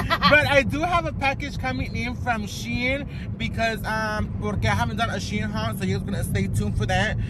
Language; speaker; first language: English; early bilingual, other home language; Spanish